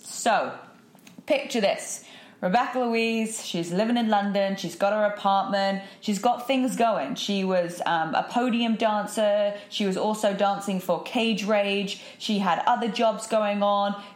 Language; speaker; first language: English; native; English